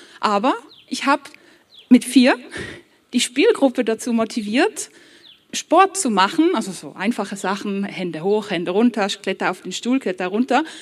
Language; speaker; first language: German; early bilingual, other home language; Polish